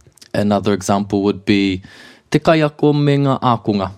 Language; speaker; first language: Māori; non-native, local second language; English